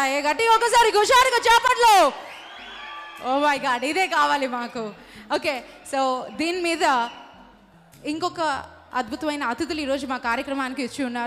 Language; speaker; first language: Telugu; native; Telugu